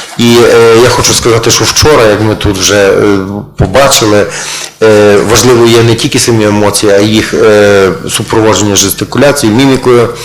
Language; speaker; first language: Ukrainian; native; Ukrainian